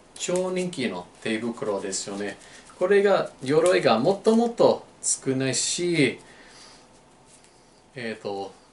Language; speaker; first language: Japanese; non-native, learner; English